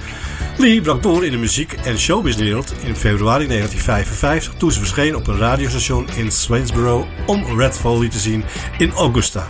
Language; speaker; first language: Dutch; native; Dutch